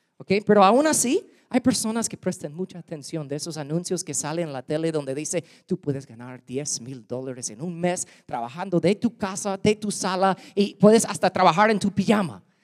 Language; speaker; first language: Spanish; non-native, fluent; English